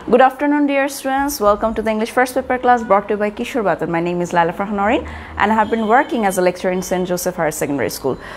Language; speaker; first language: English; non-native, local second language; Bangla